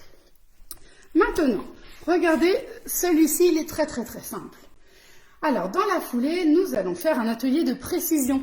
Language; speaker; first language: French; native; French